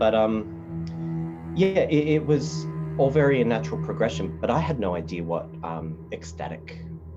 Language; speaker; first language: English; native; English